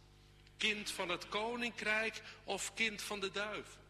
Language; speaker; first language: Dutch; native; Dutch